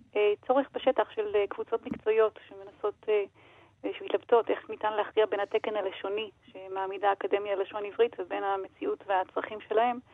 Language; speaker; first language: Hebrew; native; Hebrew